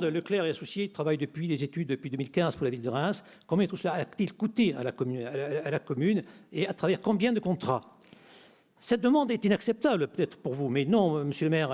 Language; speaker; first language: French; native; French